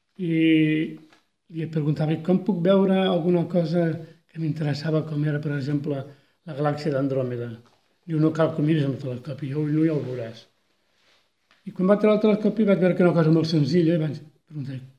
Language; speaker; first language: Catalan; native; Catalan